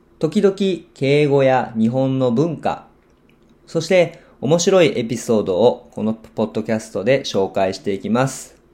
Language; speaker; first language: Japanese; non-native, fluent; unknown